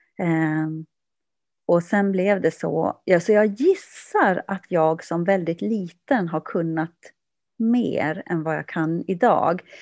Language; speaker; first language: Swedish; native; Swedish